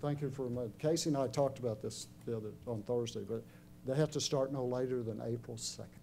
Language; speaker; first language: English; native; English